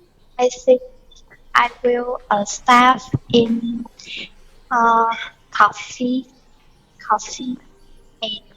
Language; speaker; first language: English; non-native, learner; Vietnamese